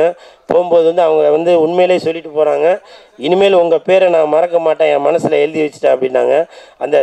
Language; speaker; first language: Tamil; native; Tamil